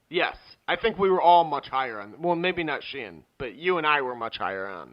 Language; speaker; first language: English; native; English